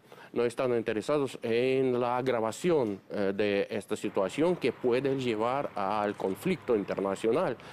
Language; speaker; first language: Spanish; non-native, fluent; Russian